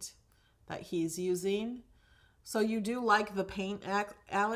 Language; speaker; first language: English; native; English